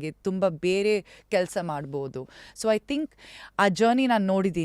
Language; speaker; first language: Kannada; non-native, local second language; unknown